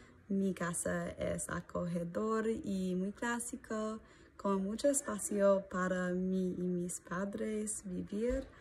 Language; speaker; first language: Spanish; non-native, learner; English